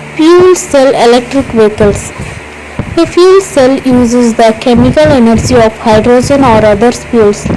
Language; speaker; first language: English; non-native, local second language; Kannada